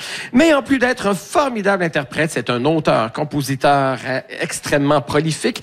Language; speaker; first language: French; native; French